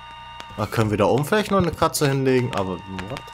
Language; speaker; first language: German; native; German